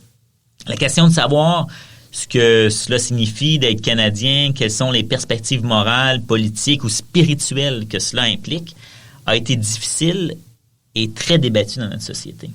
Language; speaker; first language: French; native; French